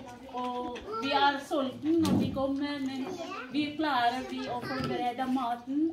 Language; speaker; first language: Norwegian; non-native, fluent; Indonesian